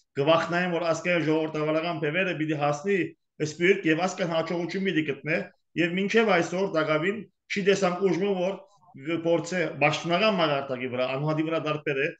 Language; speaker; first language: Armenian; early bilingual, heritage; Armenian